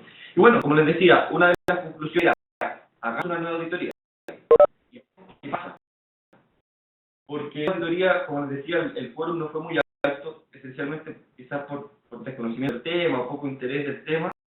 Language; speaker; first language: Spanish; native; Spanish